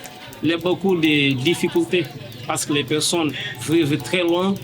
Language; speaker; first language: French; non-native, learner; Portuguese